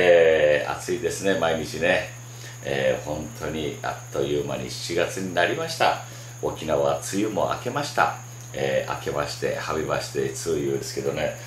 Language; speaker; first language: Japanese; native; Japanese